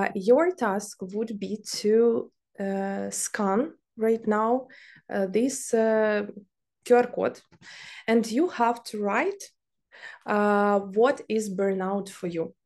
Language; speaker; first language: English; non-native, fluent; Ukrainian